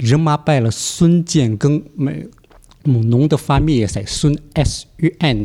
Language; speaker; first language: French; non-native, fluent; Chinese